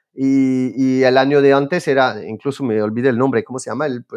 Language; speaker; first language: Spanish; non-native, fluent; French